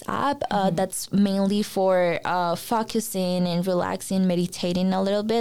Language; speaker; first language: English; non-native, fluent; Spanish